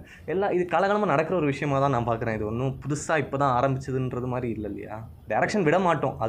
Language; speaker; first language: Tamil; native; Tamil